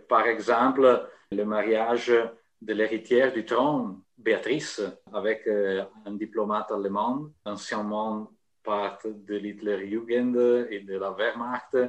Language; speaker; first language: French; non-native, fluent; Italian